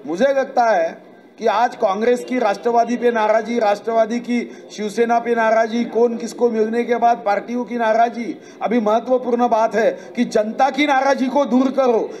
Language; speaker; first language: Hindi; non-native, local second language; Marathi